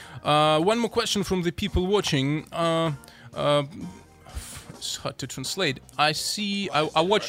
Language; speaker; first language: English; non-native, fluent; Russian